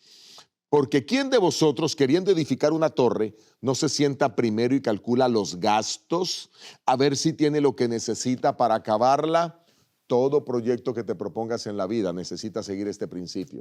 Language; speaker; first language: Spanish; native; Spanish